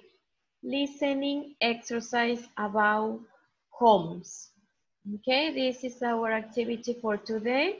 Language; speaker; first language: English; non-native, fluent; Spanish